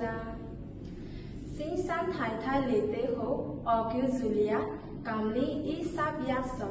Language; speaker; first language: Cantonese; non-native, learner; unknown